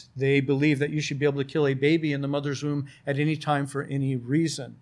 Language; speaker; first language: English; native; English